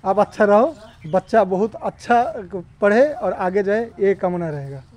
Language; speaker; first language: Hindi; non-native, local second language; Bangla